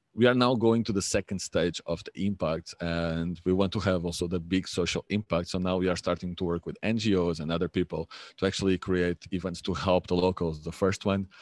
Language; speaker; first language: English; non-native, fluent; Portuguese